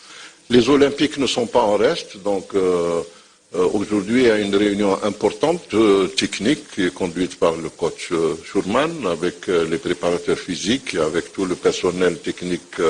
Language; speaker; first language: French; non-native, local second language; Arabic